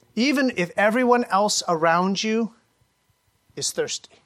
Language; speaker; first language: English; native; English